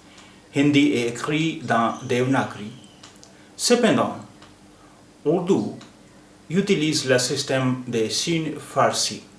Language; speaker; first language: French; non-native, fluent; Hindi